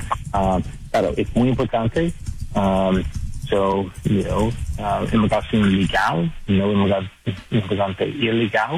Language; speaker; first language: Spanish; non-native, learner; English